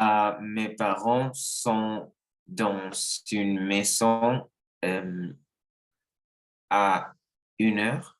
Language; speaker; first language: French; non-native, learner; Spanish